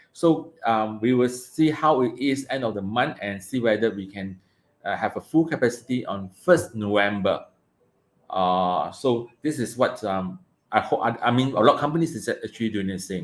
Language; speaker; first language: English; non-native, local second language; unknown